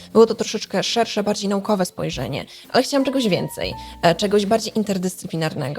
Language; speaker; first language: Polish; native; Polish